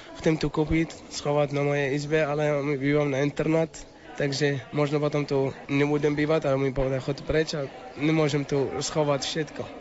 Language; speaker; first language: Slovak; non-native, learner; Arabic